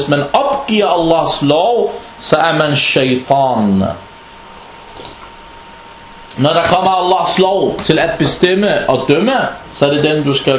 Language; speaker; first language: Danish; non-native, fluent; Arabic